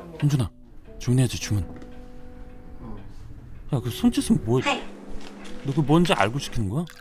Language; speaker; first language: Korean; native; Korean